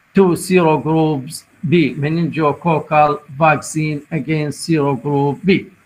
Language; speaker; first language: English; non-native, fluent; Arabic